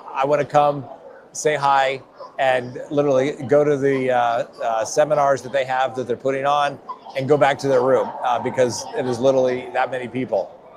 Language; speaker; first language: English; native; English